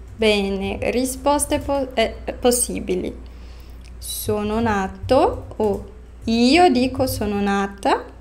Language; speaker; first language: Italian; non-native, fluent; Portuguese